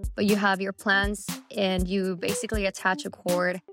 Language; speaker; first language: English; early bilingual, other home language; Spanish